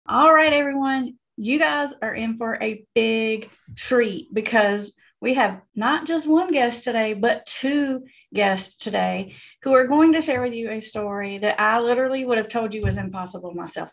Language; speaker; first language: English; native; English